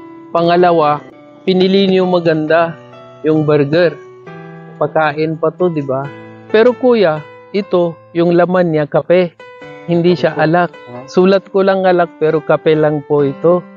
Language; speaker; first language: Filipino; non-native, learner; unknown